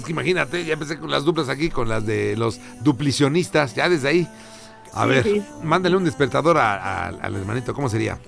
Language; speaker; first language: Spanish; native; Spanish